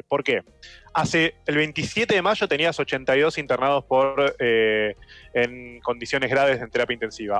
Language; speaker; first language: Spanish; native; Spanish